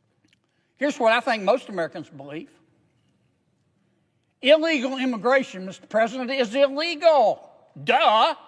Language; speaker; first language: English; native; English